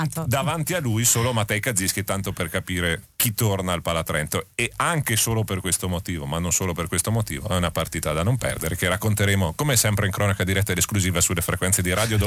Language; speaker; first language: Italian; native; Italian